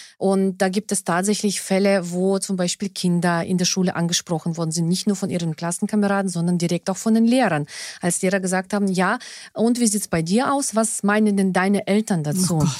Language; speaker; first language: German; non-native, fluent; Russian